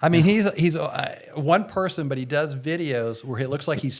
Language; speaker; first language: English; native; English